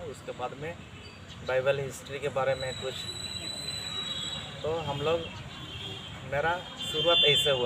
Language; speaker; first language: Hindi; non-native, local second language; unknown